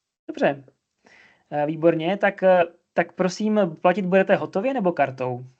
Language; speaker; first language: Czech; non-native, fluent; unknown